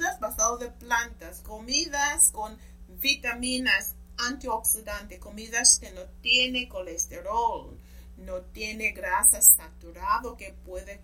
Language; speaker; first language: Spanish; non-native, fluent; English